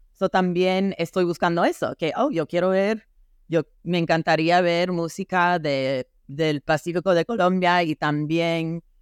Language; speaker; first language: Spanish; non-native, fluent; English